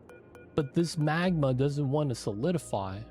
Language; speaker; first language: English; native; English